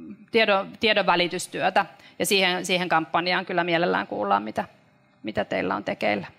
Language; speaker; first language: Finnish; native; Finnish